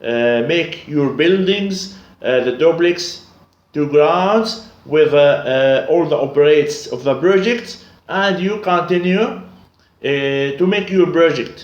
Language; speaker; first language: English; non-native, learner; Arabic